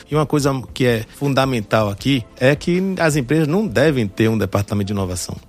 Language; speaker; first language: Portuguese; early bilingual, other home language; French